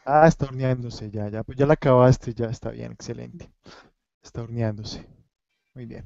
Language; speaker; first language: Spanish; native; Spanish